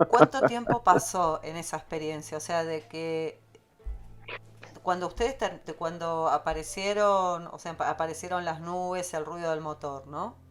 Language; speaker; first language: Spanish; native; Spanish